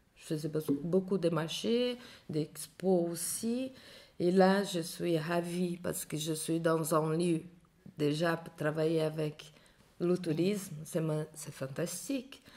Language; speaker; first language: French; non-native, learner; Portuguese